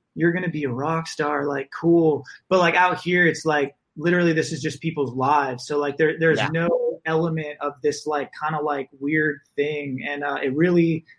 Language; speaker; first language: English; native; English